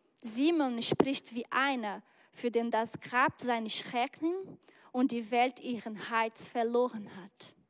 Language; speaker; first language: German; non-native, learner; Portuguese